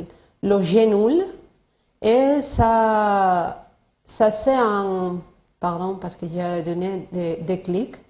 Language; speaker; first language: French; non-native, fluent; Spanish